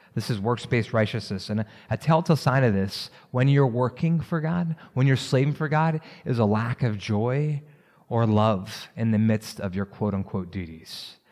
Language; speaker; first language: English; native; English